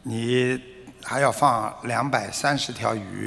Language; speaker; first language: Chinese; non-native, local second language; Wu Chinese